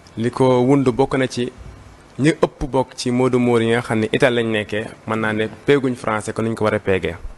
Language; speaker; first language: Wolof; early bilingual, heritage; Wolof